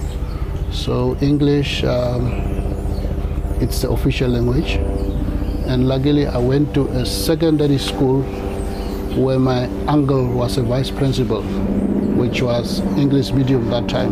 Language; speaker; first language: English; non-native, local second language; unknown